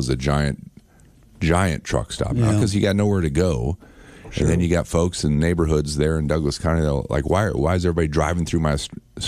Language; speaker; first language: English; native; English